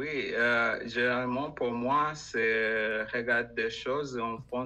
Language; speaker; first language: French; non-native, learner; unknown